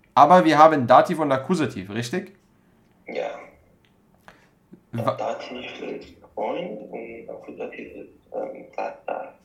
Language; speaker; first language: German; native; German